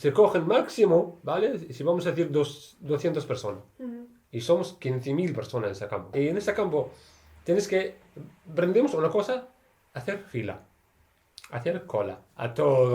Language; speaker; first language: Spanish; non-native, learner; Arabic